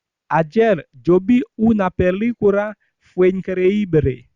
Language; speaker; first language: Spanish; non-native, fluent; Haitian Creole